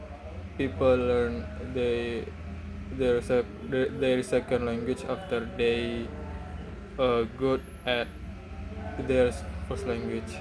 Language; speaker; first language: English; non-native, learner; Indonesian